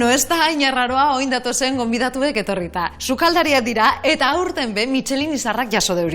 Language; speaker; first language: Basque; native; Basque